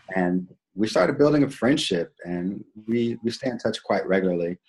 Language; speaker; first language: English; native; English